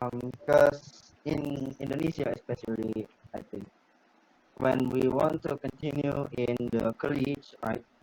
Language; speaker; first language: English; non-native, learner; Indonesian